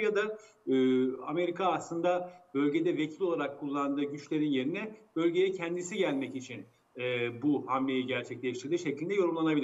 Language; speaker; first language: Turkish; native; Turkish